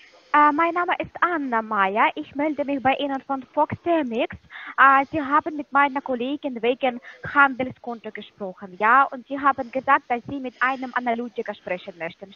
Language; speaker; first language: German; non-native, fluent; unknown